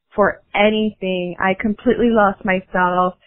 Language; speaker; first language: English; native; English